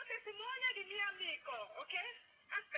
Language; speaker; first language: Italian; non-native, learner; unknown